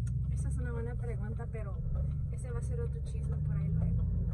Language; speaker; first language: Spanish; native; Spanish